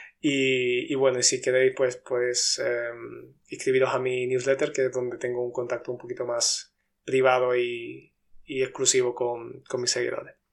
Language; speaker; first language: Spanish; native; Spanish